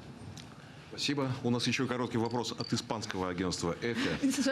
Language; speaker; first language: Russian; native; Russian